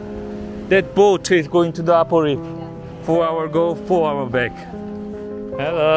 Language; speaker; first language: English; non-native, learner; Korean